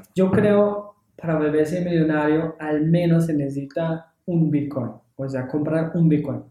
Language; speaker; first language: Spanish; non-native, fluent; English